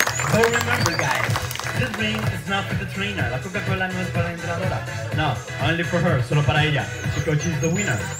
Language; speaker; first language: English; non-native, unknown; Spanish